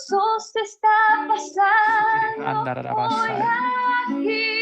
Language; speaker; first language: Spanish; native; Spanish